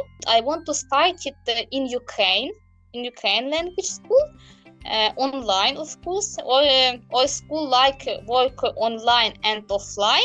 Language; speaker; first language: English; non-native, learner; Ukrainian